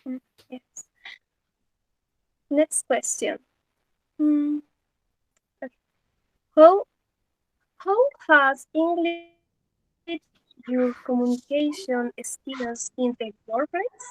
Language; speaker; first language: English; non-native, learner; Spanish